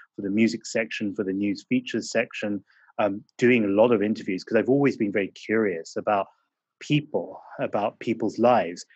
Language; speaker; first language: English; native; English